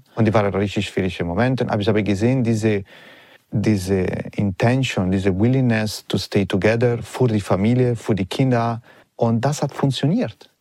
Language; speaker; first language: German; non-native, fluent; Italian